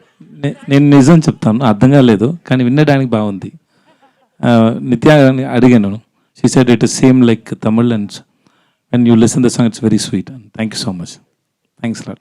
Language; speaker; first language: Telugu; non-native, learner; Tamil